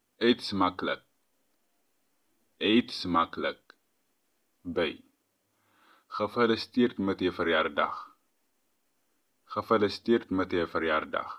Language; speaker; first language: Dutch; non-native, fluent; Tigrinya